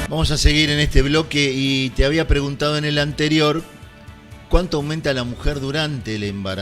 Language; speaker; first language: Spanish; native; Spanish